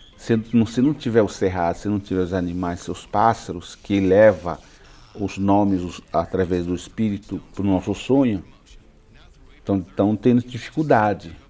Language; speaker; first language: Portuguese; non-native, local second language; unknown